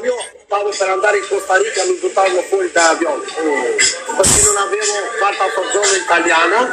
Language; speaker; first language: Italian; non-native, learner; Albanian